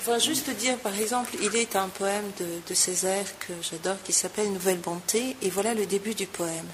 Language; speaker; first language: French; native; French